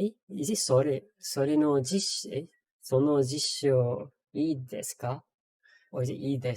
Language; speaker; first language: Japanese; non-native, learner; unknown